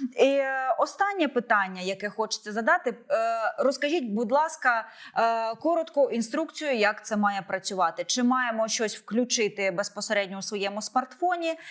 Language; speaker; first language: Ukrainian; native; Ukrainian